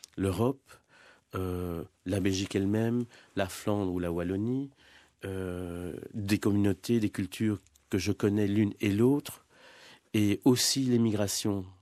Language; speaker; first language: French; non-native, fluent; Spanish